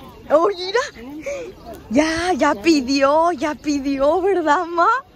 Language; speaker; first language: Spanish; early bilingual, heritage; Spanish